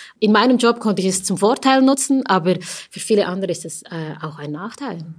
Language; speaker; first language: German; early bilingual, other home language; Tamil